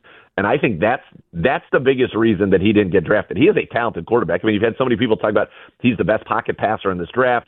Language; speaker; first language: English; native; English